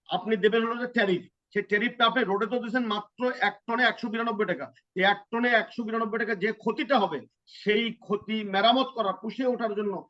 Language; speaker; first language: Bangla; native; Bangla